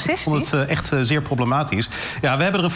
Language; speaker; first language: Dutch; native; Dutch